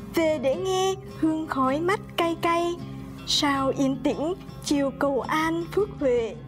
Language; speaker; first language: Vietnamese; native; Vietnamese